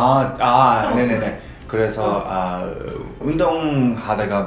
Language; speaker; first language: Korean; non-native, learner; English